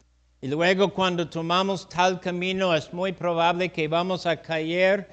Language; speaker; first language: Spanish; non-native, fluent; English